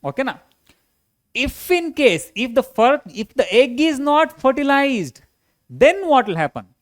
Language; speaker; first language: English; non-native, local second language; Kannada